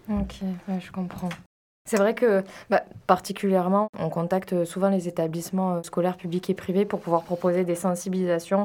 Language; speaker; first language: French; native; French